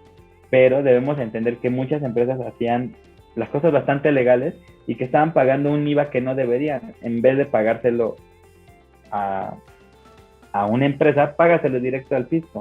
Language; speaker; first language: Spanish; native; Spanish